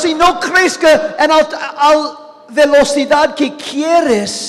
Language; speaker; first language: Spanish; non-native, fluent; English